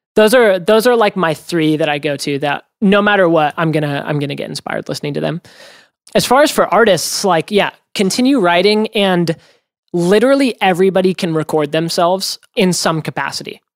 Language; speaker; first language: English; native; English